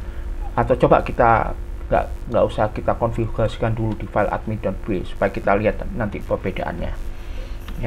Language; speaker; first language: Indonesian; native; Indonesian